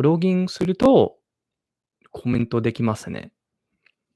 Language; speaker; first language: Japanese; non-native, learner; English